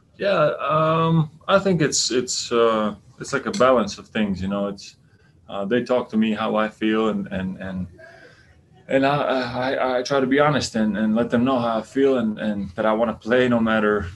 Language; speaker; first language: English; non-native, fluent; Latvian